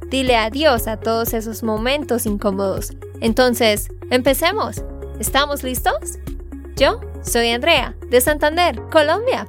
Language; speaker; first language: Spanish; native; Spanish